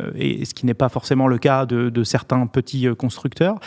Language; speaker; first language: French; native; French